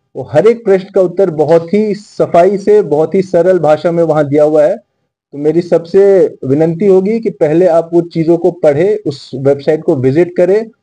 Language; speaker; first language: Hindi; non-native, local second language; Marathi